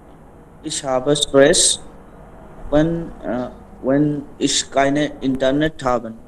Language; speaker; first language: German; non-native, learner; Bangla